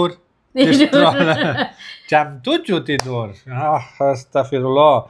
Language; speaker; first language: Indonesian; non-native, learner; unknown